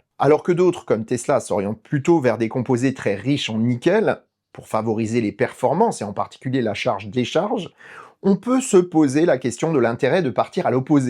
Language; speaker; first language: French; native; French